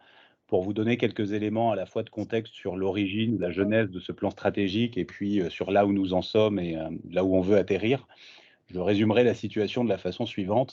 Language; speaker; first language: French; native; French